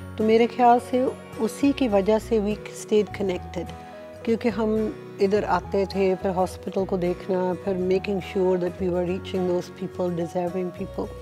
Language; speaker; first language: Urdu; early bilingual, heritage; Hindi